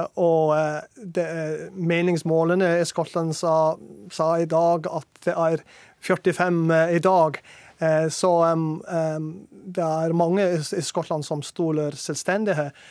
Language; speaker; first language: Norwegian; non-native, learner; English